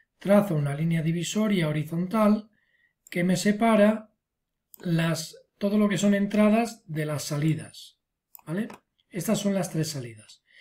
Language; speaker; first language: Spanish; non-native, local second language; Catalan